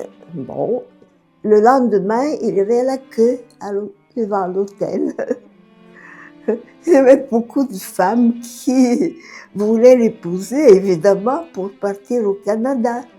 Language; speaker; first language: French; non-native, fluent; Bulgarian